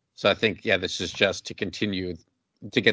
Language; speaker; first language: English; native; English